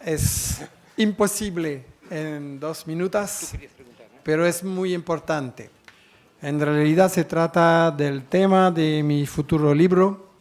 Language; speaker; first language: Spanish; non-native, fluent; French